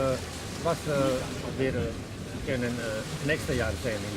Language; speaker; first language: German; non-native, learner; Croatian